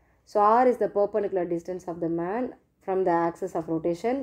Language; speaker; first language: English; non-native, local second language; Tamil